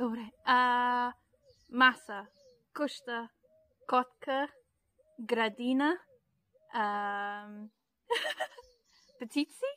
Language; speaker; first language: Bulgarian; non-native, learner; English